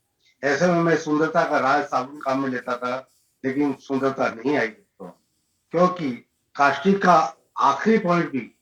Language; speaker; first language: Hindi; native; Hindi